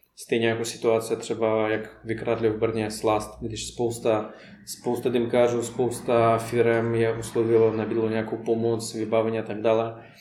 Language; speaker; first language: Czech; non-native, fluent; Russian